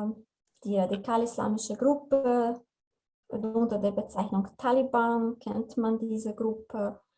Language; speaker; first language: German; non-native, fluent; Slovenian